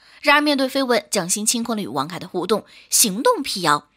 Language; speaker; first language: Chinese; native; Chinese